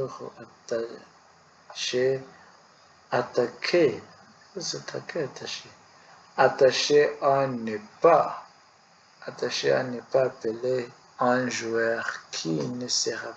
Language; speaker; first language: French; non-native, learner; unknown